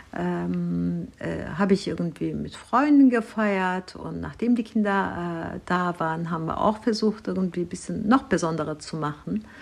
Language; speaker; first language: German; non-native, fluent; Turkish